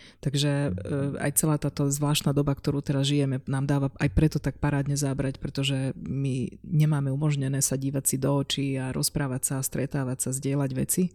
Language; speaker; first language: Slovak; non-native, local second language; Hungarian